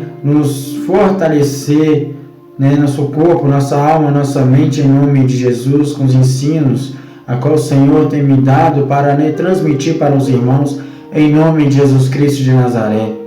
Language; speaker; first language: Portuguese; native; Portuguese